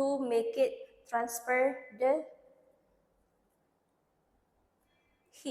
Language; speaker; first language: English; non-native, learner; Indonesian